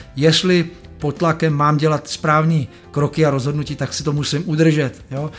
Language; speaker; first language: Czech; native; Czech